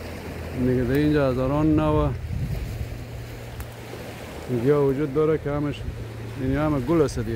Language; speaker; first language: Persian; native; Persian